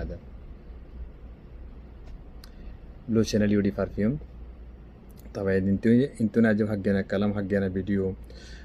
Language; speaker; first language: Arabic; non-native, learner; Bangla